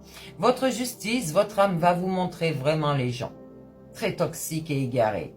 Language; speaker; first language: French; native; French